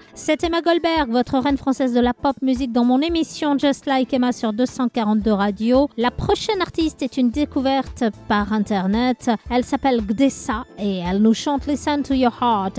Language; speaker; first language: French; native; French